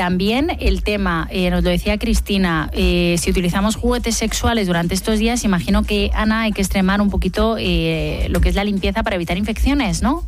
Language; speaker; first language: Spanish; native; Spanish